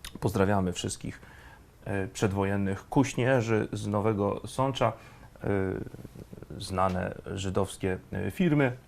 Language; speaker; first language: Polish; native; Polish